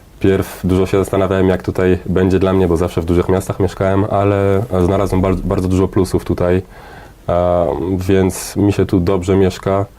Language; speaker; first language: Polish; early bilingual, heritage; Polish